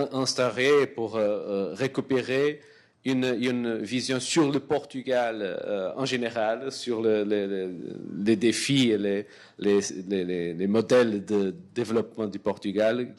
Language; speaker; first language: French; non-native, fluent; Portuguese